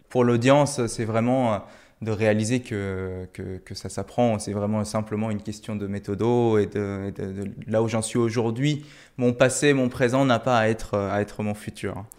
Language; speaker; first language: French; early bilingual, other home language; Korean